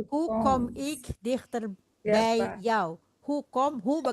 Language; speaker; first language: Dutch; non-native, fluent; Indonesian